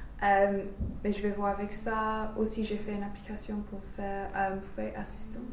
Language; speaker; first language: French; non-native, fluent; English